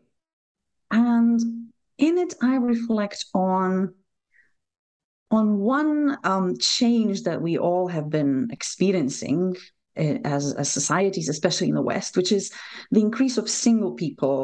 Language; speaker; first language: English; non-native, fluent; Lithuanian